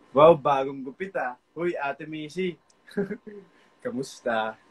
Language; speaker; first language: Filipino; non-native, local second language; Pampanga